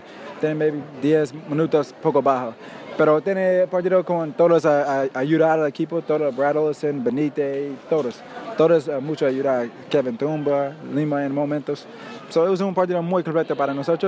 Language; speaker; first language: Spanish; non-native, learner; English